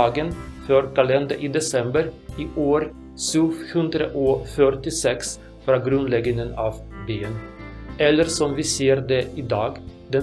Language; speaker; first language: Norwegian; non-native, learner; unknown